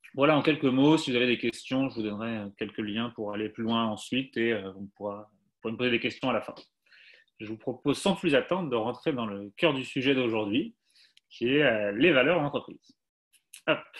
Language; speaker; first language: French; native; French